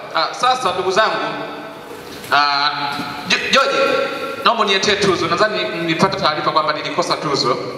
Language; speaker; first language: Swahili; native; Swahili